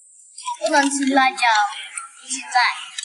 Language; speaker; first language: Chinese; early bilingual, heritage; Chinese